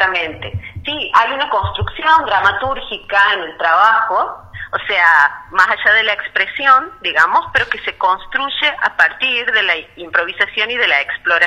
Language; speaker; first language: Spanish; native; Spanish